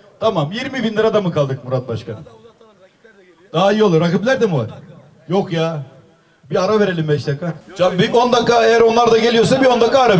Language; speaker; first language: Turkish; native; Turkish